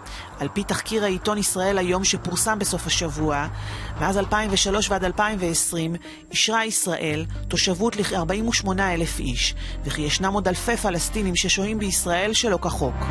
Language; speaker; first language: Hebrew; native; Hebrew